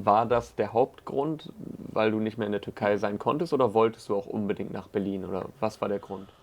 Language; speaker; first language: German; native; German